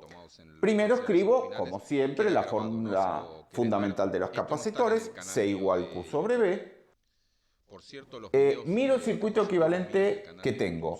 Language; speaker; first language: Spanish; native; Spanish